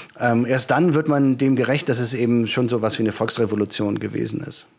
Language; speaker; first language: German; native; German